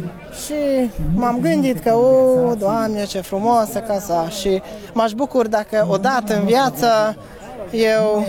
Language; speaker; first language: Romanian; non-native, learner; Hungarian